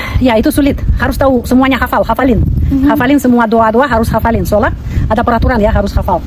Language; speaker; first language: Indonesian; non-native, fluent; Russian